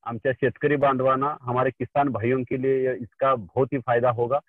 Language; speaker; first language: Hindi; non-native, local second language; Marathi